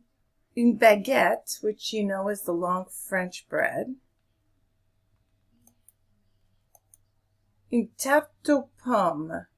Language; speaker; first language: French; non-native, fluent; English